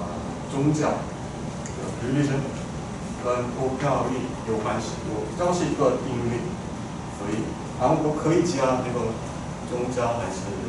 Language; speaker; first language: Chinese; non-native, fluent; Korean